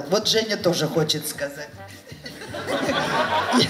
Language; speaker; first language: Russian; native; Russian